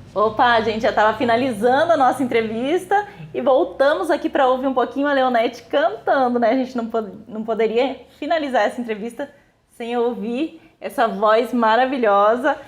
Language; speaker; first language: Portuguese; native; Portuguese